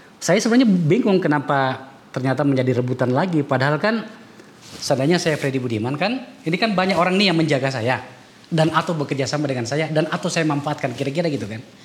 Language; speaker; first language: Indonesian; native; Indonesian